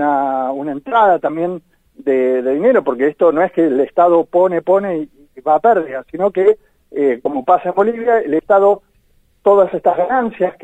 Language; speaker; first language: Spanish; native; Spanish